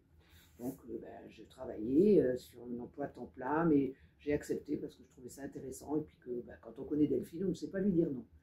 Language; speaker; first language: French; native; French